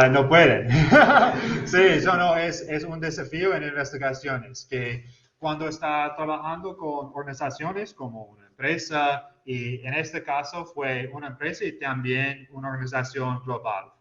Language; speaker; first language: Spanish; non-native, fluent; English